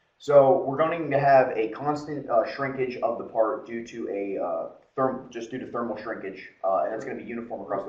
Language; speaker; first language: English; native; English